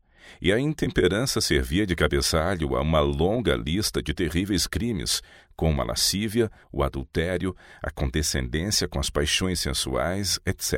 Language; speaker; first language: Portuguese; native; Portuguese